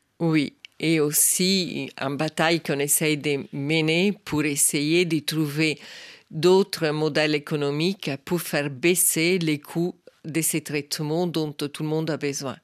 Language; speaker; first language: French; non-native, fluent; Italian